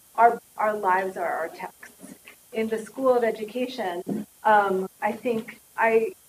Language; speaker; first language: English; native; English